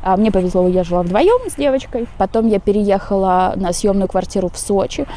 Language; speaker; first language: Russian; native; Russian